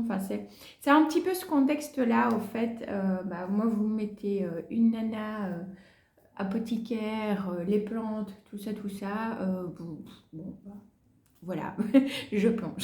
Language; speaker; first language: French; native; French